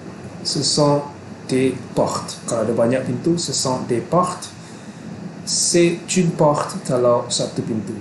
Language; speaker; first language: French; non-native, fluent; Malay